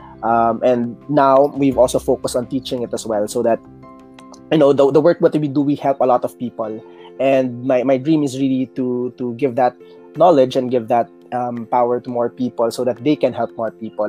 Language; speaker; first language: English; non-native, local second language; Filipino